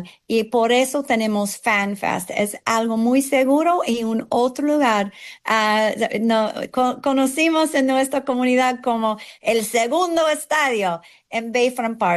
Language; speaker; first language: Spanish; non-native, fluent; English